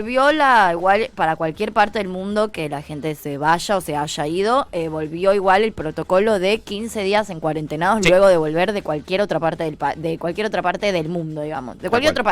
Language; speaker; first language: Spanish; native; Spanish